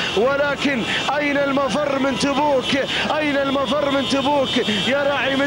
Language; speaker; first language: Arabic; native; Arabic